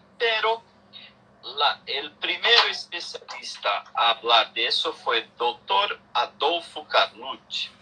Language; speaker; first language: Spanish; non-native, learner; Portuguese